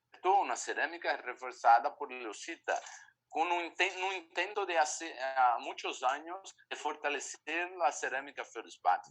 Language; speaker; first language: Spanish; non-native, fluent; Portuguese